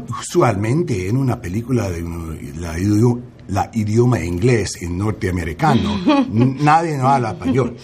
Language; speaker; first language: Spanish; non-native, learner; English